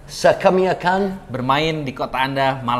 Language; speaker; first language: Indonesian; non-native, learner; English